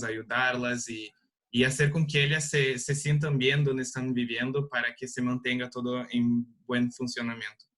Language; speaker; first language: Spanish; non-native, learner; Portuguese